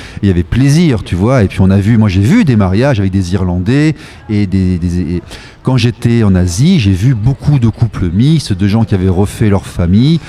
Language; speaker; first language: French; native; French